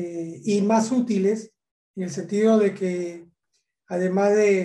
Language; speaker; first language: Spanish; native; Spanish